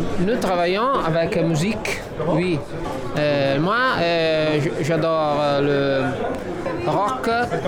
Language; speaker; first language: French; non-native, learner; Italian